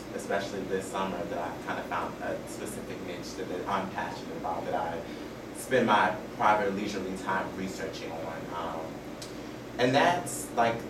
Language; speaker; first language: English; native; English